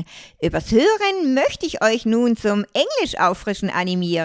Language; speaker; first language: German; native; German